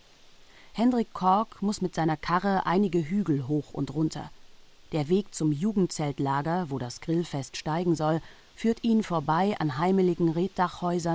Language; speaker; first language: German; native; German